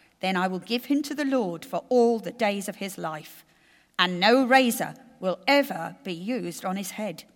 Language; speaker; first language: English; native; English